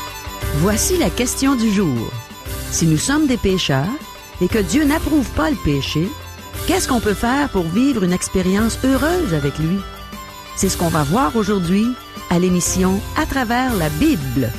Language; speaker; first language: French; native; French